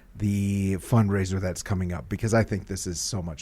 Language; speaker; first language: English; native; English